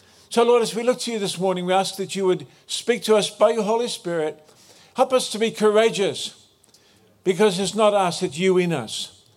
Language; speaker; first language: English; native; English